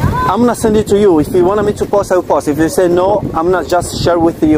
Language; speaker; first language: English; non-native, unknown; Portuguese